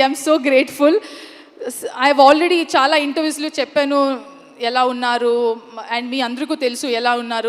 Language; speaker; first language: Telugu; non-native, learner; Kannada